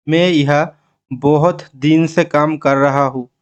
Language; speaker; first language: Hindi; non-native, learner; Bangla